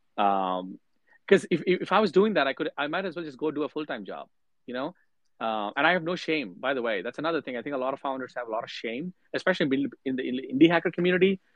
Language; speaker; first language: English; non-native, local second language; Telugu